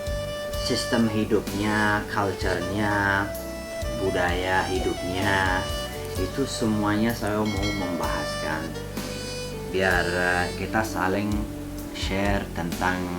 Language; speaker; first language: Indonesian; non-native, fluent; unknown